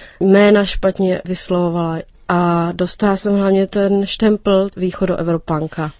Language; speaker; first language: Czech; native; Czech